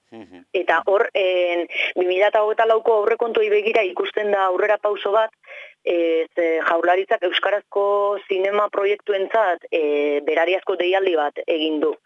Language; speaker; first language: Basque; native; Basque